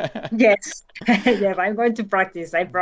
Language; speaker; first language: English; non-native, learner; Spanish